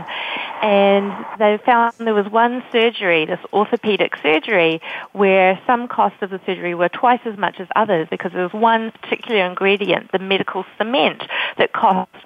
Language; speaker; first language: English; native; English